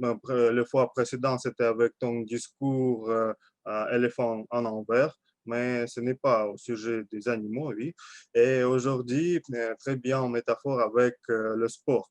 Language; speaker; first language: French; non-native, learner; Russian